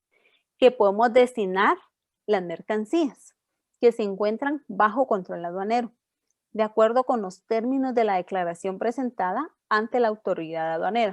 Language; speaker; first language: Spanish; native; Spanish